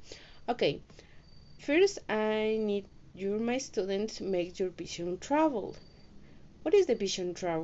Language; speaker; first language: English; non-native, learner; Spanish